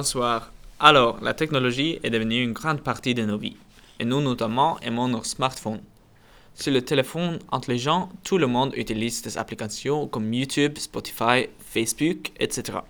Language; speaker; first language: French; non-native, learner; Norwegian